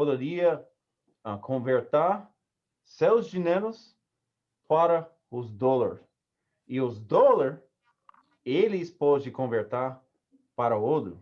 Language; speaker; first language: Portuguese; non-native, learner; English